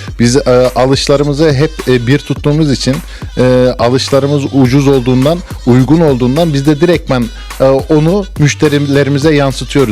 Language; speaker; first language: Turkish; early bilingual, other home language; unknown